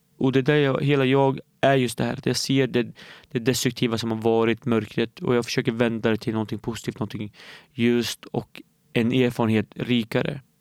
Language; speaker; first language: Swedish; early bilingual, other home language; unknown